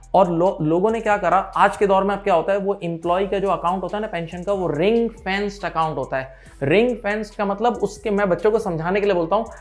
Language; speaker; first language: Urdu; native; Urdu